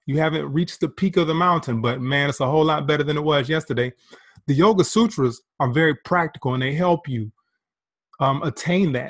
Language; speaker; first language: English; native; English